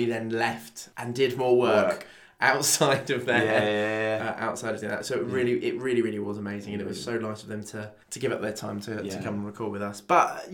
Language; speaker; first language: English; native; English